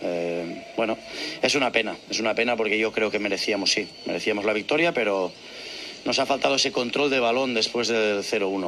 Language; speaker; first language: Spanish; native; Spanish